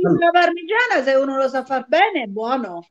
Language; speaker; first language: Italian; native; Italian